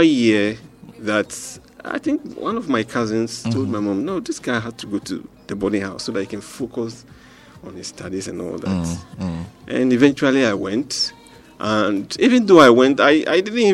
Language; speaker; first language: English; non-native, local second language; Ewe